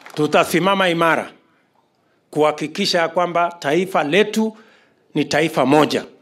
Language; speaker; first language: Swahili; non-native, local second language; Kalenjin